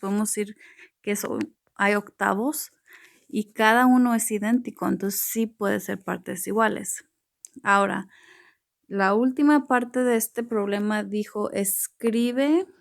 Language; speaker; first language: Spanish; early bilingual, heritage; Spanish